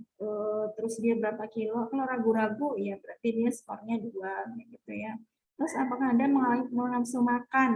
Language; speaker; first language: Indonesian; native; Indonesian